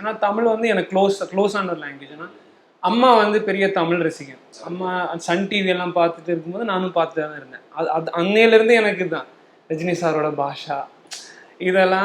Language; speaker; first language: Tamil; non-native, fluent; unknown